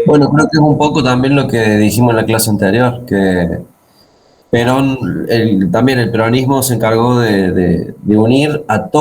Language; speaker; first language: Spanish; native; Spanish